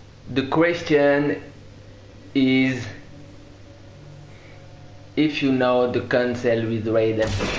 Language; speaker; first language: English; non-native, learner; French